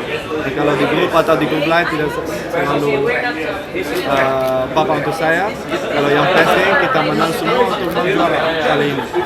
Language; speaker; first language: Indonesian; non-native, fluent; Dutch